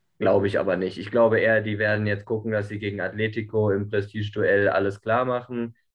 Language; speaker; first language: German; native; German